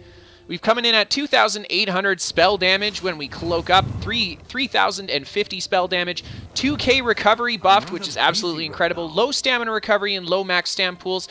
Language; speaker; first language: English; native; English